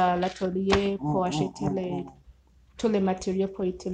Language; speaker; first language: French; non-native, learner; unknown